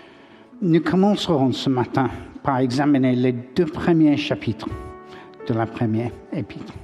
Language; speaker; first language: French; non-native, learner; English